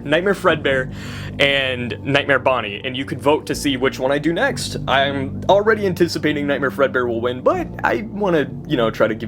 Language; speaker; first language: English; native; English